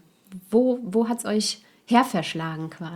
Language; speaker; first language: German; native; German